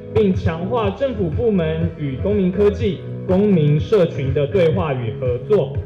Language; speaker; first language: Chinese; native; Chinese